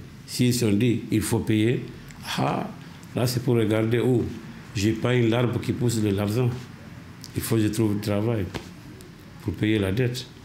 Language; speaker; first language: French; non-native, learner; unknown